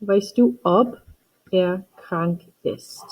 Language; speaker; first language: German; non-native, fluent; English